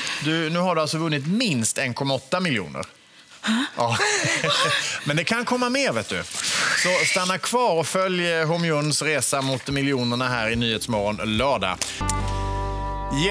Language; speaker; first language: Swedish; native; Swedish